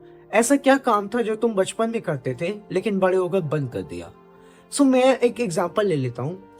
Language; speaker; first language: Hindi; native; Hindi